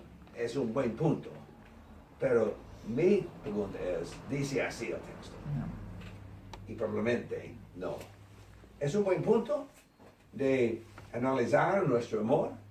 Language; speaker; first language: Spanish; non-native, learner; English